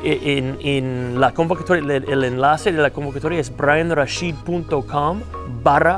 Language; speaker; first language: Spanish; non-native, fluent; English